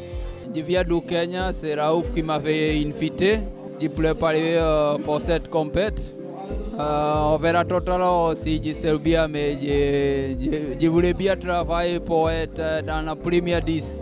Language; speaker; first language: French; non-native, fluent; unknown